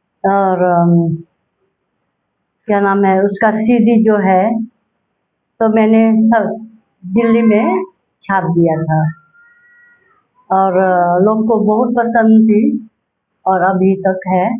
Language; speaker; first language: Hindi; early bilingual, heritage; Hindi